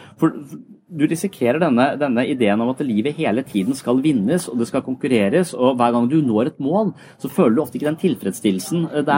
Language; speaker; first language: Norwegian; native; Norwegian